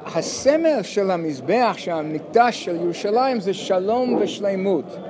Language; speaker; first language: Hebrew; non-native, fluent; English